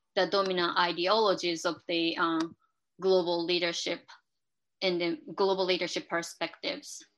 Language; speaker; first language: English; non-native, fluent; Japanese